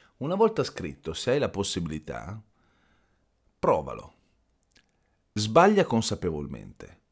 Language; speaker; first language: Italian; native; Italian